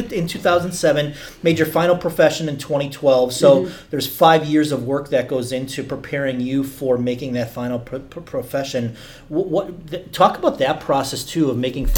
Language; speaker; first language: English; native; English